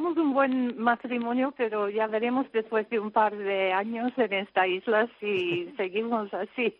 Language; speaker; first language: Spanish; non-native, fluent; English